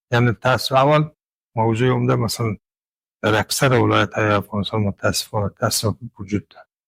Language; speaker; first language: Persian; non-native, local second language; Pashto